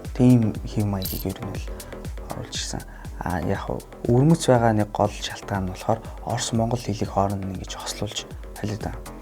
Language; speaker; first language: Mongolian; non-native, fluent; Russian